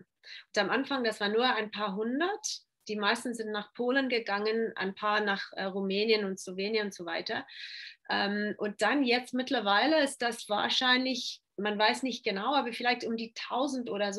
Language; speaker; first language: German; non-native, fluent; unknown